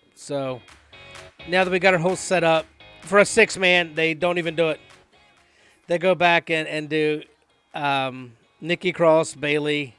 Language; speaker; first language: English; native; English